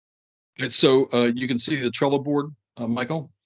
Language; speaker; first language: English; native; English